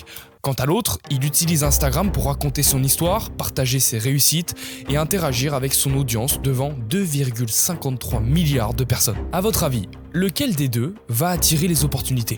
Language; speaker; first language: French; native; French